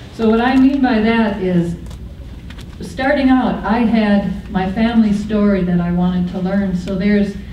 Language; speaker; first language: English; native; English